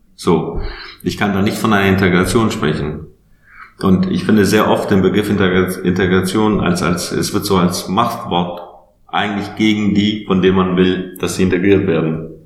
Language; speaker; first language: German; non-native, fluent; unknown